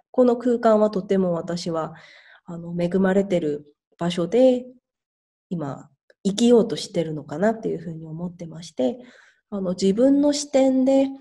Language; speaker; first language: Japanese; non-native, fluent; Korean